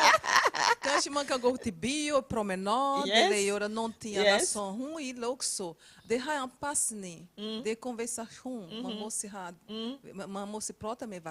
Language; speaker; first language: Swedish; non-native, fluent; Portuguese